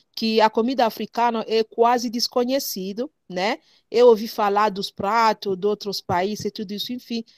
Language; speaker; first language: Portuguese; non-native, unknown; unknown